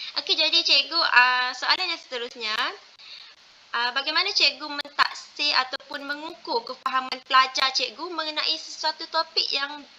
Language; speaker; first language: Malay; native; Malay